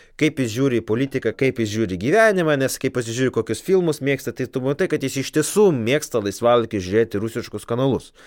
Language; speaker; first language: Lithuanian; non-native, local second language; Polish